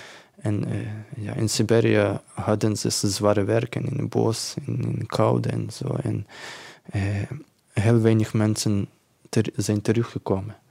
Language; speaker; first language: Dutch; non-native, learner; Ukrainian